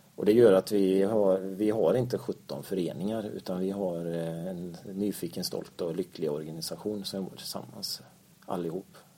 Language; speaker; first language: Swedish; native; Swedish